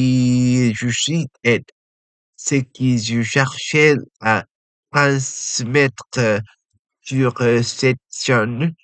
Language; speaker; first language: French; non-native, learner; Japanese